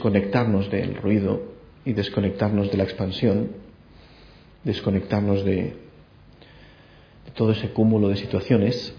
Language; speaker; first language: Spanish; native; Spanish